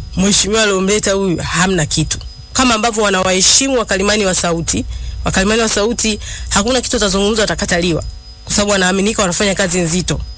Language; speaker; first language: Swahili; non-native, local second language; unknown